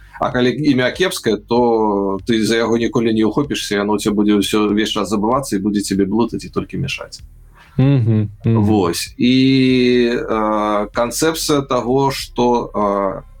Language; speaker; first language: Belarusian; native; Belarusian